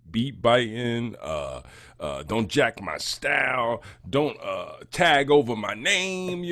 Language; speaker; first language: English; native; English